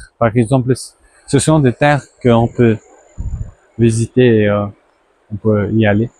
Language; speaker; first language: French; non-native, learner; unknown